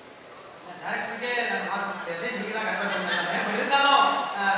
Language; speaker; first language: Tamil; native; Tamil